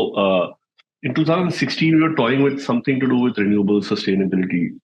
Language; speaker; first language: English; non-native, local second language; Hindi